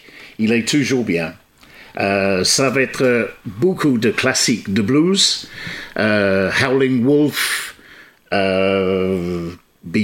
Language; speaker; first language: French; non-native, fluent; English